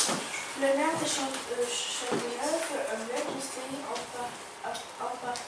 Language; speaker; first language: French; non-native, learner; Ukrainian